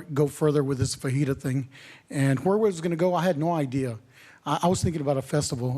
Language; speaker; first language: English; native; English